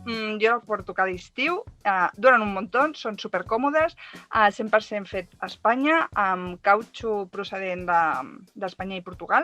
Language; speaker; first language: Catalan; native; Catalan